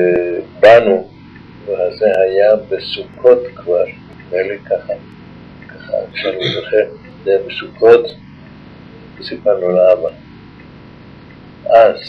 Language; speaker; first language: Hebrew; non-native, fluent; Yiddish